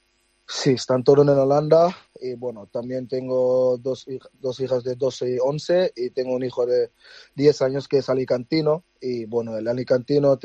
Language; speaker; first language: Spanish; non-native, fluent; Dutch